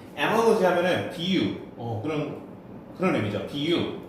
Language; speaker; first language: Korean; native; Korean